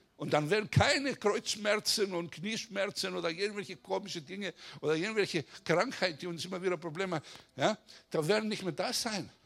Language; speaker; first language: German; non-native, fluent; Greek